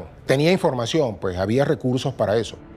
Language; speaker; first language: Spanish; native; Spanish